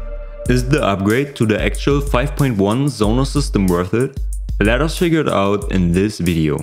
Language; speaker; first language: English; non-native, fluent; German